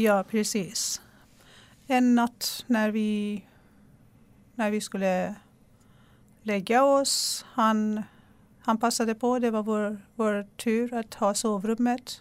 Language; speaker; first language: Swedish; non-native, local second language; Persian